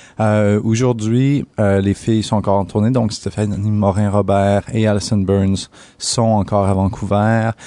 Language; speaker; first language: French; native; French